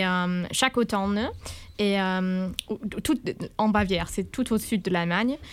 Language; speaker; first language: French; non-native, fluent; German